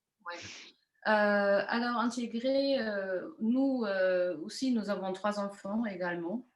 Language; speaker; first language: French; non-native, fluent; German